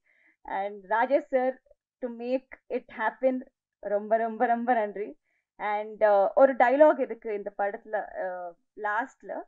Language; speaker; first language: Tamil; non-native, learner; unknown